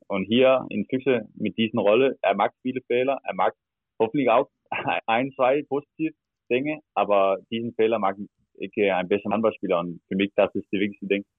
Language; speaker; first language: German; non-native, learner; Danish